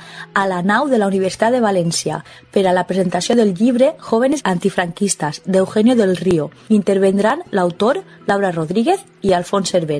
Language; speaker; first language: Catalan; native; Catalan